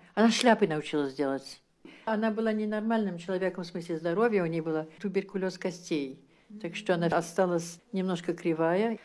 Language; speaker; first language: Russian; early bilingual, heritage; Russian